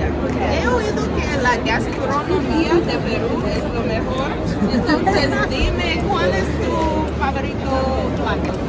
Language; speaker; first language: Spanish; non-native, learner; English